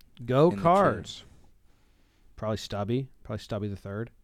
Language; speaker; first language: English; native; English